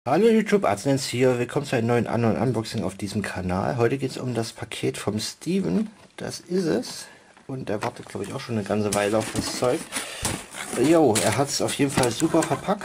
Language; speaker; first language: German; native; German